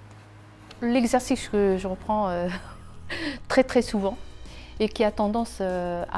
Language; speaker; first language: French; native; French